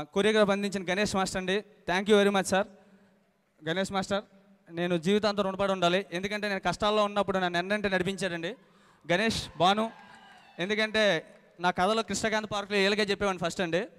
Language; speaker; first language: Telugu; native; Telugu